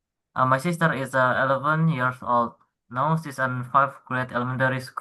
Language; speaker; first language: English; non-native, learner; Indonesian